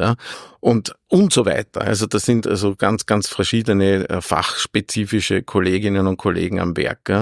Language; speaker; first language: German; native; German